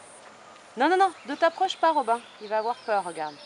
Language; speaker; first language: French; native; French